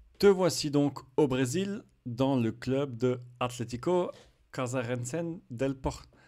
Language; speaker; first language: French; native; French